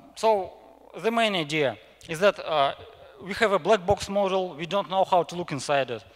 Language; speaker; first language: English; non-native, fluent; Russian